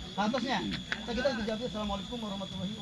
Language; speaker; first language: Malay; non-native, local second language; Sundanese